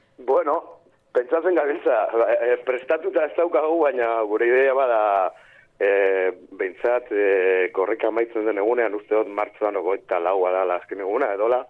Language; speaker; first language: Basque; native; Basque